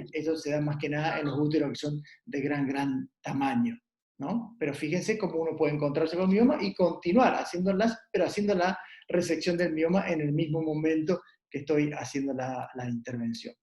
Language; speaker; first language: Spanish; native; Spanish